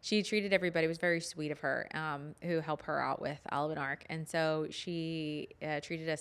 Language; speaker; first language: English; native; English